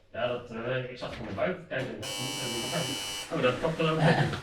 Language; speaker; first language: Dutch; native; Dutch